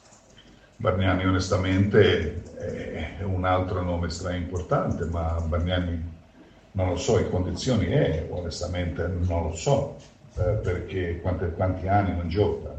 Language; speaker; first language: Italian; non-native, fluent; Croatian